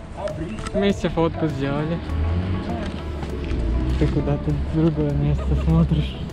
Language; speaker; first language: Russian; non-native, learner; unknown